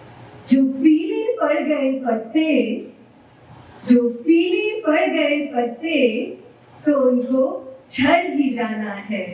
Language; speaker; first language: Hindi; native; Hindi